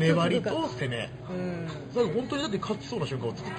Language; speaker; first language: Japanese; native; Japanese